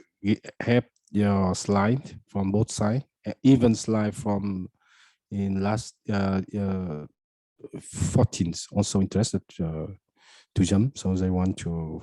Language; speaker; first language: English; non-native, fluent; Vietnamese